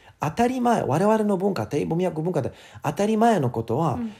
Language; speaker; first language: Japanese; non-native, learner; English